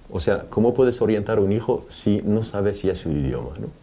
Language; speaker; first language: Spanish; non-native, fluent; Arabic